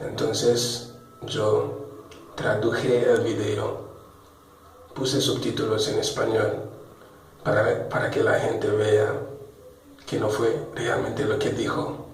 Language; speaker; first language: Spanish; non-native, local second language; Haitian Creole